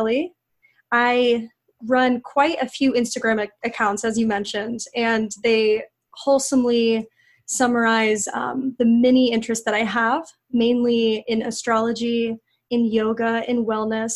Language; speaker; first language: English; native; English